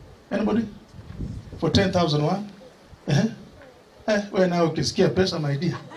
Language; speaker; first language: English; non-native, local second language; Swahili